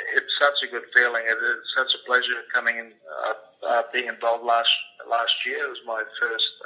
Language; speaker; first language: English; early bilingual, other home language; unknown